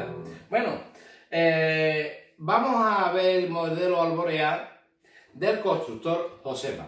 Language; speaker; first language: Spanish; native; Spanish